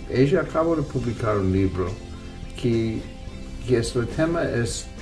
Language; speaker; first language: Spanish; non-native, fluent; English